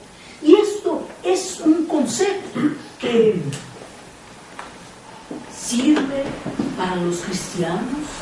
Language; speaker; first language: Spanish; non-native, fluent; Portuguese